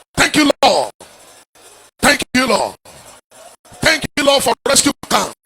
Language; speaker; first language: English; non-native, local second language; Yoruba